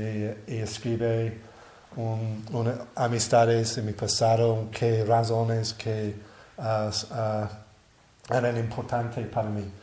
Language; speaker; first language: Spanish; non-native, learner; English